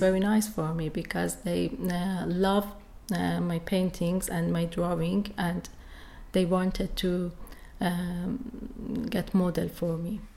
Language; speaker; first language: English; non-native, learner; Persian